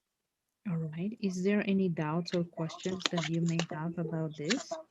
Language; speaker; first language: English; non-native, fluent; Spanish